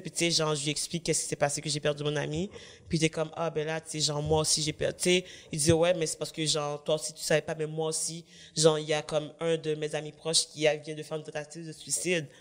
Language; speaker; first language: French; native; French